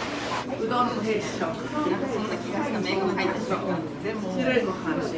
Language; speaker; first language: Japanese; native; Japanese